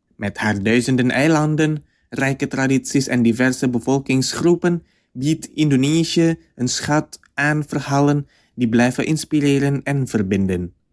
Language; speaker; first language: Dutch; non-native, fluent; Indonesian